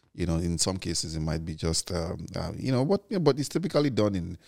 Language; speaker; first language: English; non-native, local second language; Igbo